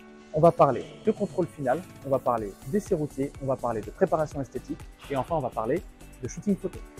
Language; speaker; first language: French; native; French